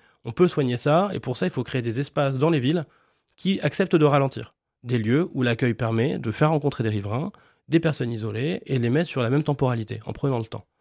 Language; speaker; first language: French; native; French